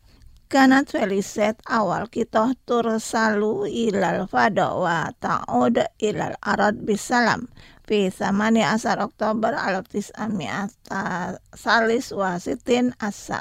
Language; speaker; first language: Arabic; non-native, learner; Indonesian